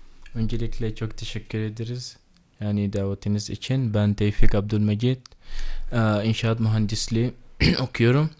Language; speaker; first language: Turkish; non-native, learner; Arabic